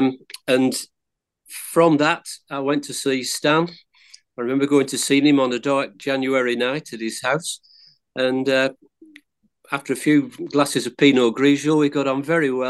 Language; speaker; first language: English; native; English